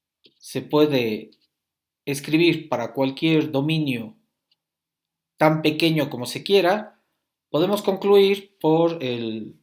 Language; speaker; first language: Spanish; native; Spanish